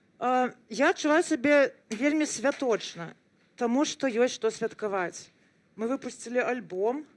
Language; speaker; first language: Belarusian; non-native, local second language; Russian